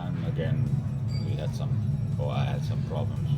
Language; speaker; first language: English; non-native, fluent; Finnish